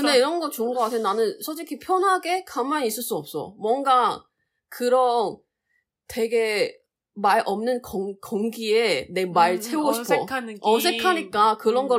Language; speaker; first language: Korean; non-native, learner; Chinese